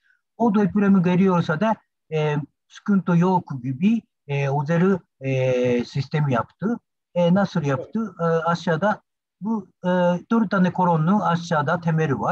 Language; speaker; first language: Turkish; non-native, learner; Japanese